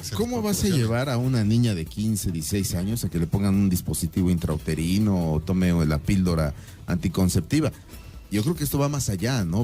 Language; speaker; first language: Spanish; native; Spanish